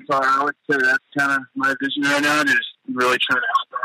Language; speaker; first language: English; native; English